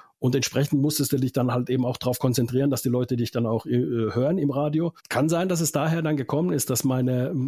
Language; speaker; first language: German; non-native, fluent; Finnish